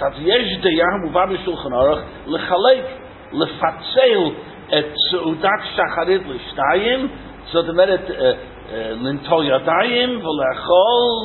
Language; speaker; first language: Hebrew; non-native, fluent; English